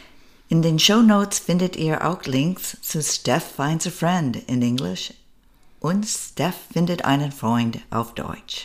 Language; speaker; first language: German; non-native, learner; English